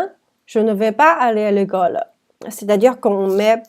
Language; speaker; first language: French; non-native, fluent; Chinese